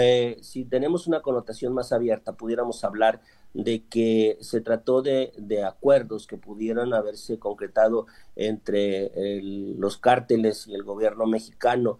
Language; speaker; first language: Spanish; native; Spanish